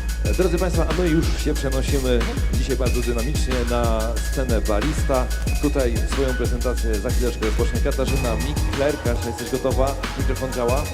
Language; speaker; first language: Polish; native; Polish